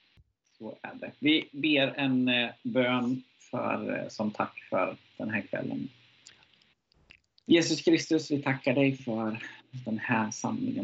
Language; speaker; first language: Swedish; native; Swedish